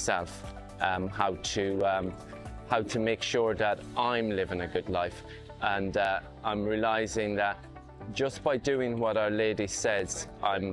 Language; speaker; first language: English; native; English